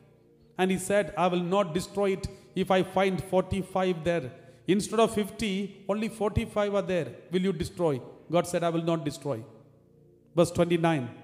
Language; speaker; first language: English; non-native, local second language; Malayalam